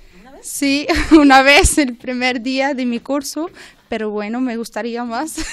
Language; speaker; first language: Spanish; non-native, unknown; Arabic